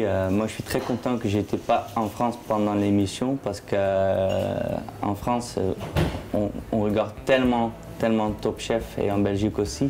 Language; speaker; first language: French; non-native, fluent; Dutch